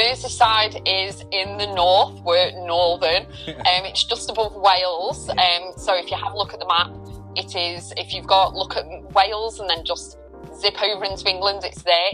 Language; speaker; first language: English; native; English